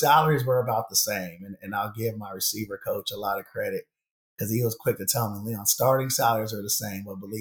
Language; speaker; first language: English; native; English